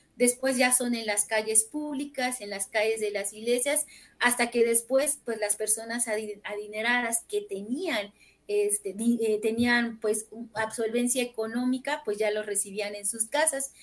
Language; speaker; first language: Spanish; native; Spanish